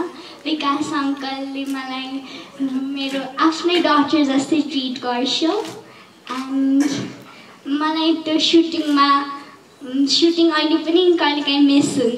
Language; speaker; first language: Nepali; early bilingual, heritage; Nepali